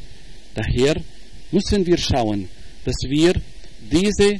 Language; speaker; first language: German; non-native, fluent; Arabic